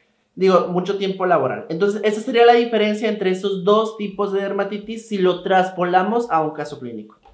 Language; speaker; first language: Spanish; native; Spanish